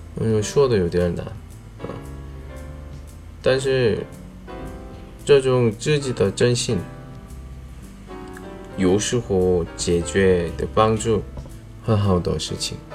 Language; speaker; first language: Chinese; non-native, learner; Korean